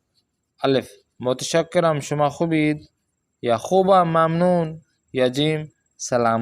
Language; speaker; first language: Persian; non-native, fluent; Urdu